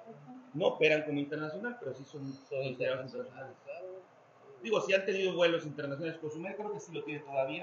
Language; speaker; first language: Spanish; native; Spanish